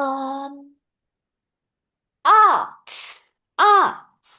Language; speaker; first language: English; non-native, learner; Vietnamese